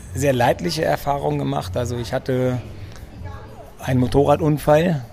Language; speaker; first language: German; early bilingual, other home language; Greek